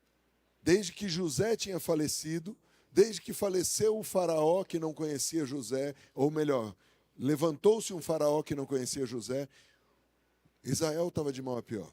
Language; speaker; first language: Portuguese; native; Portuguese